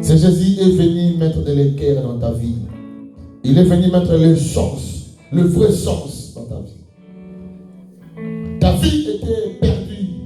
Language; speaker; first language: French; non-native, local second language; Lingala